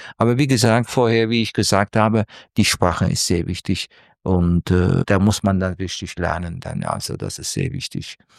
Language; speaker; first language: German; non-native, fluent; Turkish